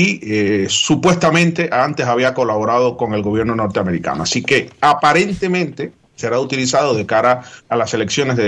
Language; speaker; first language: Spanish; native; Spanish